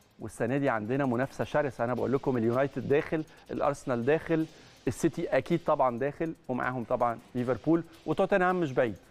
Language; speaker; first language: Arabic; native; Arabic